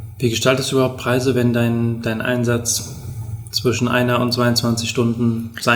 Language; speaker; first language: German; native; German